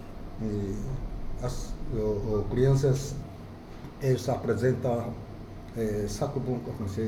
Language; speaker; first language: Portuguese; non-native, fluent; Japanese